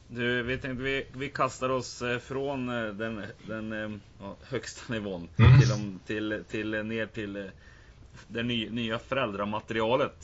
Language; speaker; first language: Swedish; native; Swedish